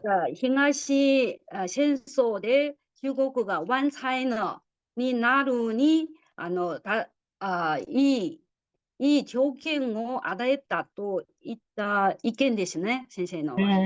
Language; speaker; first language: Japanese; non-native, fluent; Chinese